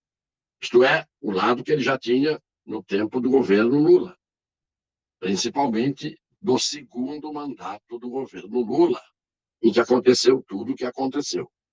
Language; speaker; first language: Portuguese; native; Portuguese